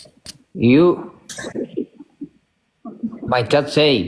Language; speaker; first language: English; non-native, learner; Spanish